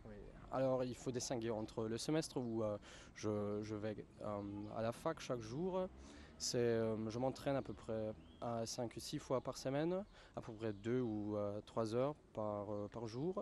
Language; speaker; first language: French; non-native, fluent; German